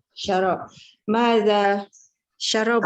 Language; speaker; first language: Arabic; non-native, learner; Malay